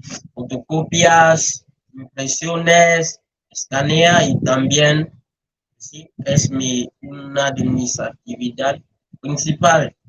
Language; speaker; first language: Spanish; non-native, learner; French